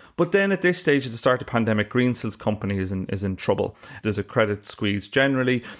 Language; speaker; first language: English; native; English